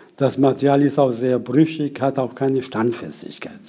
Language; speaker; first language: German; non-native, fluent; Persian